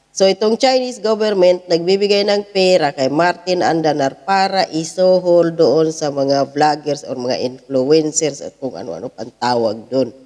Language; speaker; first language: Filipino; native; Filipino